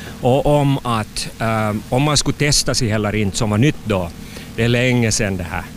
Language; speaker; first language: Swedish; native; Swedish